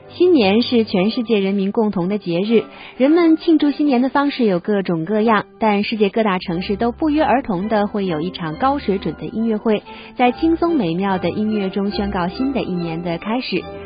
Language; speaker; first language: Chinese; native; Chinese